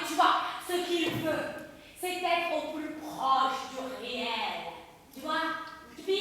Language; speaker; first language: French; native; French